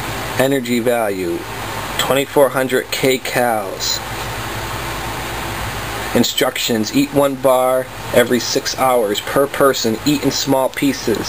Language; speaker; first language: English; native; English